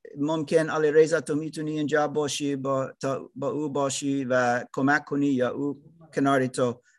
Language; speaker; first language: Persian; non-native, learner; German